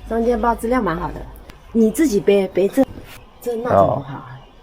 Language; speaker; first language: Chinese; native; Chinese